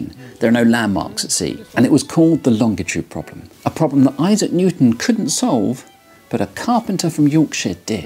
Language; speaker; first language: English; native; English